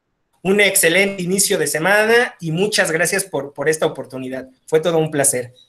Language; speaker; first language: Spanish; native; Spanish